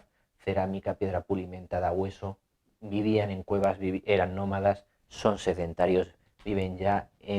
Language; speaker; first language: Spanish; native; Spanish